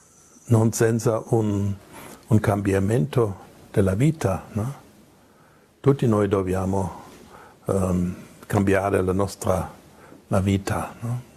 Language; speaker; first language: Italian; non-native, fluent; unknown